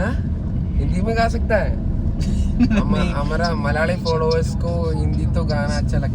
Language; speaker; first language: Hindi; non-native, local second language; Malayalam